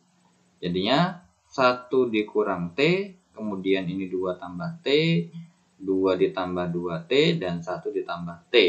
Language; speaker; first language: Indonesian; native; Indonesian